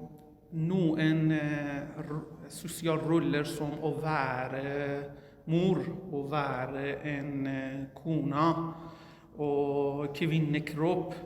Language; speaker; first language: Norwegian; non-native, learner; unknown